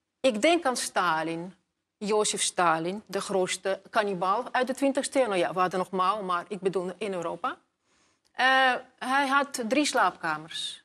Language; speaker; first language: Dutch; non-native, fluent; Russian